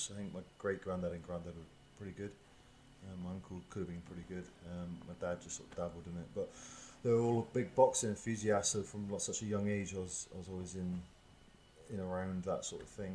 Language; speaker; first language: English; native; English